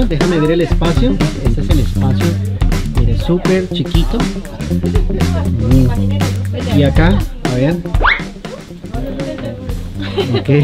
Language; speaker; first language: Spanish; native; Spanish